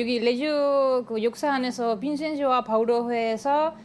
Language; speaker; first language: Korean; non-native, fluent; Spanish